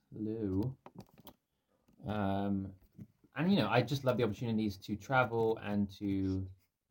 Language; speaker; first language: English; native; English